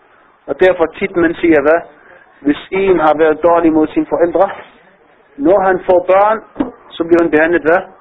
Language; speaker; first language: Danish; non-native, fluent; Arabic